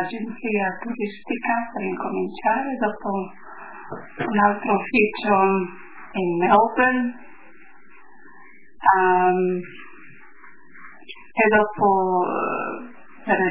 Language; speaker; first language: Italian; early bilingual, heritage; Italian